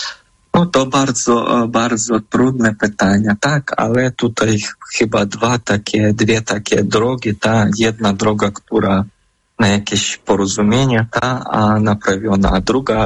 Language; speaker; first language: Polish; non-native, fluent; Ukrainian